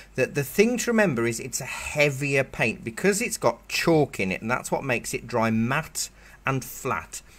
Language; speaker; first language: English; native; English